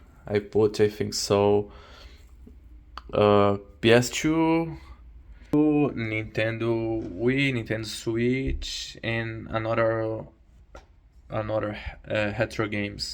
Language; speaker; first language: English; non-native, learner; Portuguese